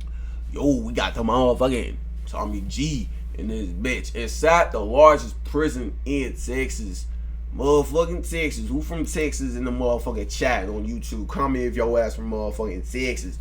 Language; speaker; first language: English; native; English